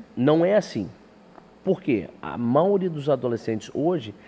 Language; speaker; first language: Portuguese; early bilingual, heritage; English